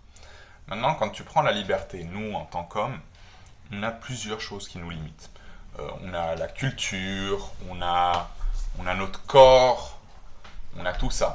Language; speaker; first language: French; native; French